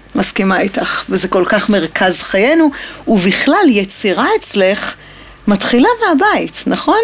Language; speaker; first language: Hebrew; native; Hebrew